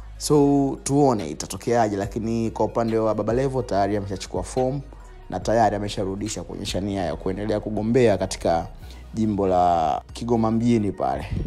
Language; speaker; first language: Swahili; native; Swahili